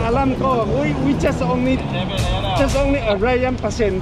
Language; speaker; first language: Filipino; non-native, learner; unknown